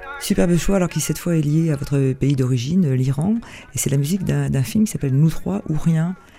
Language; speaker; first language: French; native; French